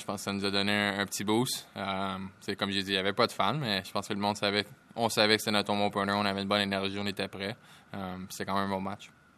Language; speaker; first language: French; native; French